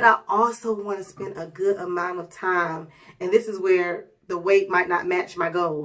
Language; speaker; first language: English; native; English